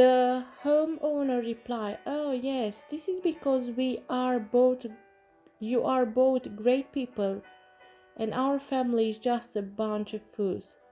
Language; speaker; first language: English; non-native, fluent; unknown